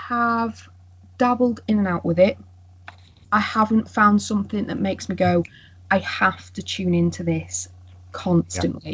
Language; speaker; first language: English; native; English